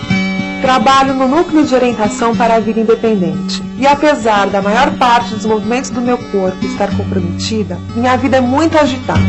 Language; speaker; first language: Portuguese; native; Portuguese